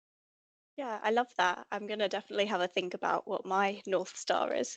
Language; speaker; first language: English; native; English